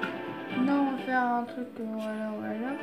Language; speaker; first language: French; native; French